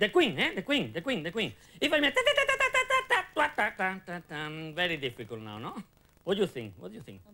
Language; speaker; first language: English; non-native, learner; Spanish